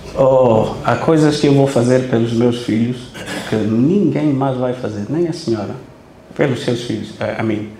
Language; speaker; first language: Portuguese; non-native, local second language; Kabuverdianu